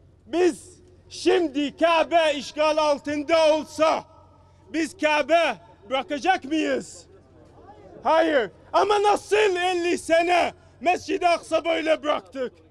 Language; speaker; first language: Turkish; non-native, fluent; Arabic